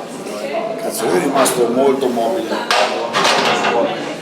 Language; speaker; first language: Italian; native; Italian